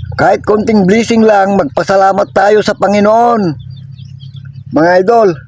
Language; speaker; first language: Filipino; non-native, local second language; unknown